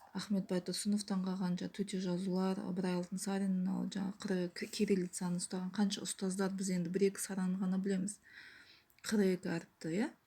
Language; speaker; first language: Kazakh; native; Kazakh